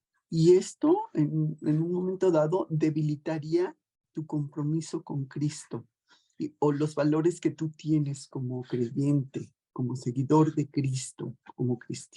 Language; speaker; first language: Spanish; native; Spanish